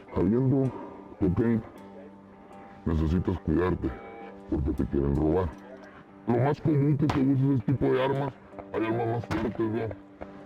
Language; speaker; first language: Spanish; native; Spanish